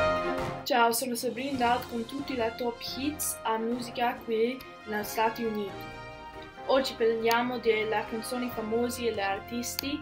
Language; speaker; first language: Italian; non-native, learner; English